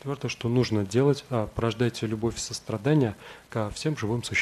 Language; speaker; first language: Russian; native; Russian